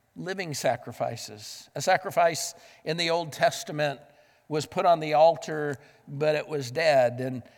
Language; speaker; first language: English; native; English